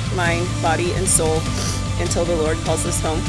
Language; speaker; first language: English; native; English